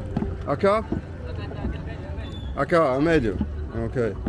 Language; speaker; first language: Spanish; non-native, learner; English